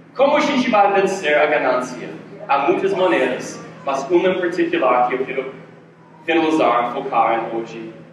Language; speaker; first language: Portuguese; non-native, fluent; English